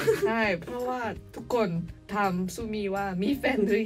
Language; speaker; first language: Thai; non-native, learner; Korean